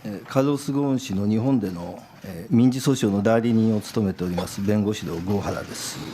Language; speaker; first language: Japanese; native; Japanese